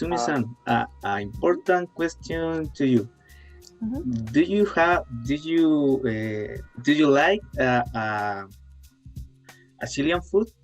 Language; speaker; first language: English; non-native, learner; Spanish